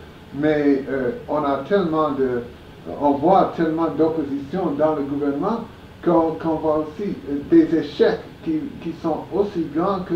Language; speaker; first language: French; non-native, fluent; English